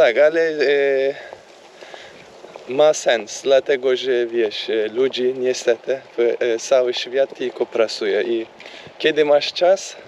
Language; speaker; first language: Polish; non-native, learner; Turkish